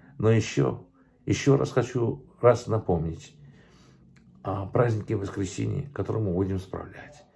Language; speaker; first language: Russian; early bilingual, other home language; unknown